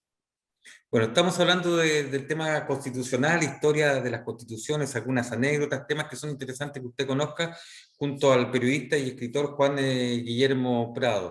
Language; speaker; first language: Spanish; native; Spanish